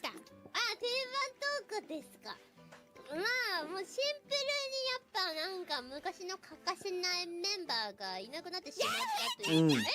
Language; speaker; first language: Japanese; native; Japanese